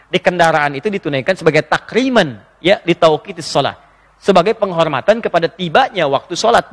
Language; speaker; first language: Indonesian; native; Indonesian